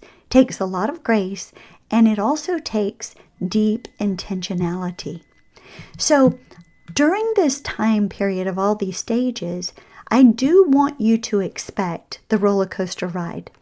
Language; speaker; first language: English; native; English